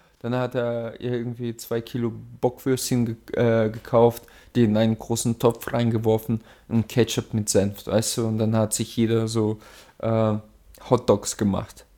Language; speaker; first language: German; early bilingual, other home language; Russian